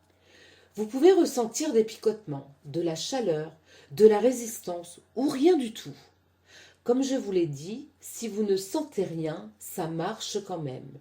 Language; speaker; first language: French; native; French